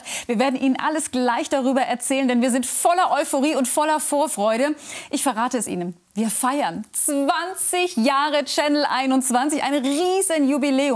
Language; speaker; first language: German; native; German